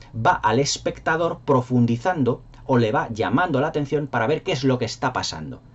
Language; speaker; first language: Spanish; native; Spanish